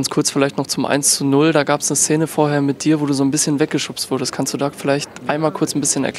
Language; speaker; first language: German; native; German